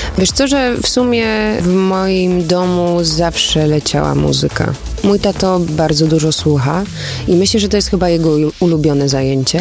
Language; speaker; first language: Polish; early bilingual, heritage; Polish